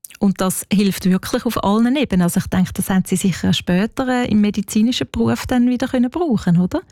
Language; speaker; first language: German; native; German